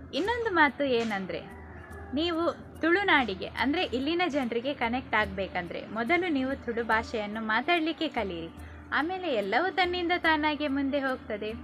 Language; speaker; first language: Kannada; non-native, local second language; Tulu